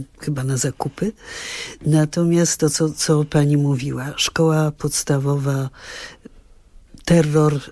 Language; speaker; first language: Polish; native; Polish